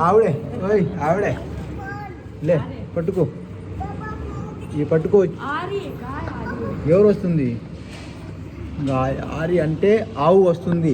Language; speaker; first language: Telugu; non-native, learner; Hindi